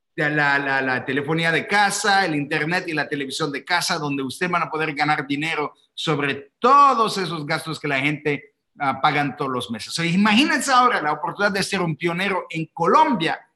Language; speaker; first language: Spanish; non-native, fluent; English